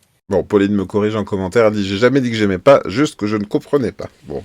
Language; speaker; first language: French; native; French